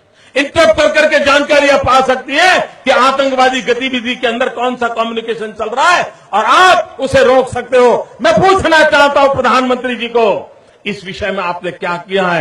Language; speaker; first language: Hindi; native; Hindi